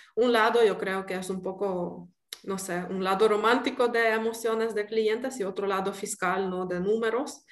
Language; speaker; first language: Spanish; non-native, fluent; Ukrainian